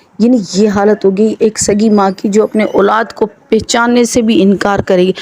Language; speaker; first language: Urdu; non-native, local second language; Sindhi